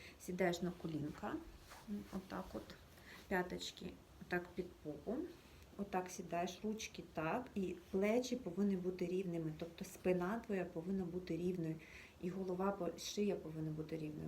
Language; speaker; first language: Ukrainian; native; Ukrainian